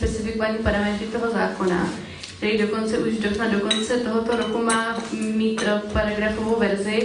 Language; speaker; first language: Czech; native; Czech